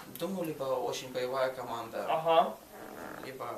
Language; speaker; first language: Russian; native; Russian